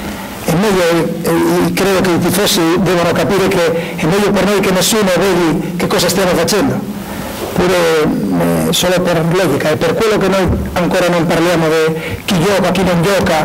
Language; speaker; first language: Italian; non-native, learner; Spanish